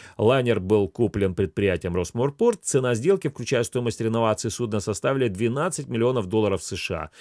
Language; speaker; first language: Russian; native; Russian